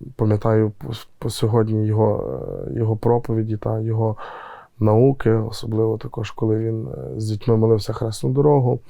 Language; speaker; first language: Ukrainian; native; Ukrainian